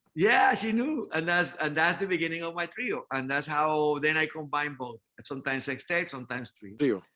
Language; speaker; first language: English; non-native, fluent; Spanish